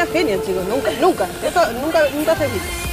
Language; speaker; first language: Spanish; native; Spanish